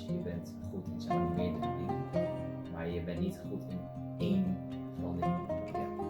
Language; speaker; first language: Dutch; early bilingual, other home language; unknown